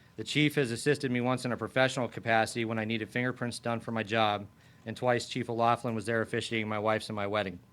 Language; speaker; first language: English; native; English